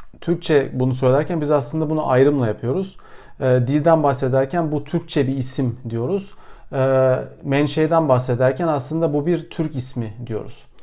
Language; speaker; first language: Turkish; native; Turkish